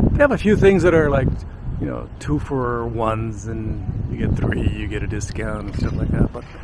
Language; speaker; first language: English; native; English